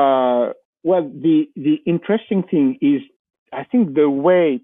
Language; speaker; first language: English; non-native, fluent; French